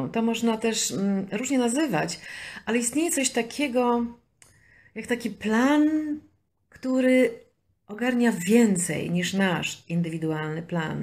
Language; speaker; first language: Polish; native; Polish